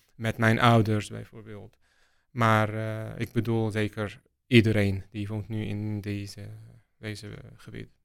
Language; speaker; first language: Dutch; non-native, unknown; Arabic